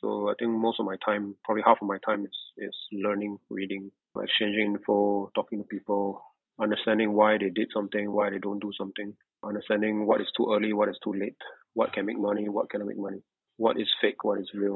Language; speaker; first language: English; native; English